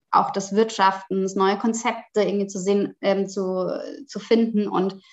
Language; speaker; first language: German; native; German